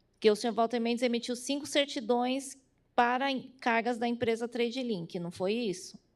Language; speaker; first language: Portuguese; native; Portuguese